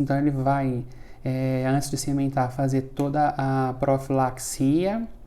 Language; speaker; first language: Portuguese; native; Portuguese